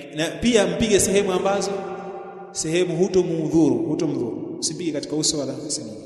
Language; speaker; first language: Swahili; native; Swahili